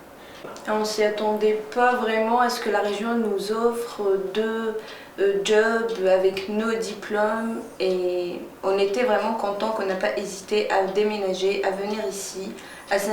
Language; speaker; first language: French; non-native, local second language; Arabic